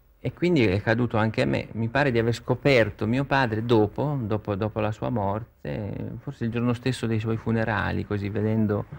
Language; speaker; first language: Italian; native; Italian